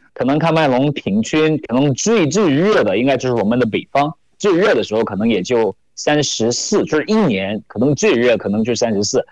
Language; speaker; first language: Chinese; non-native, fluent; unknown